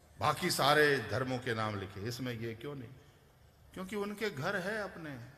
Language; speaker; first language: Hindi; non-native, local second language; Gujarati